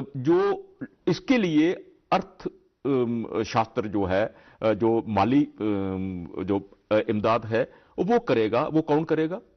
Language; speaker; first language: Hindi; non-native, local second language; Dogri